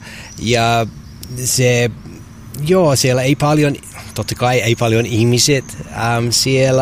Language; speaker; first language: Finnish; non-native, learner; English